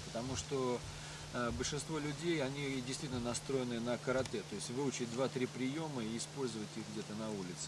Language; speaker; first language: Russian; native; Russian